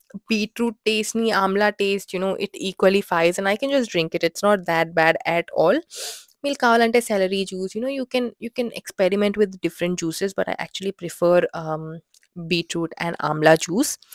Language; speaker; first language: English; non-native, local second language; Telugu